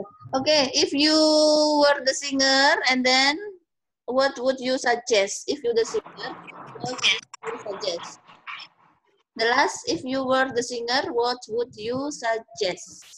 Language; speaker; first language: English; non-native, fluent; Indonesian